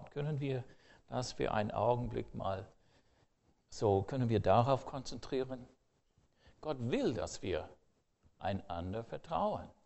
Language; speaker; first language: German; non-native, fluent; English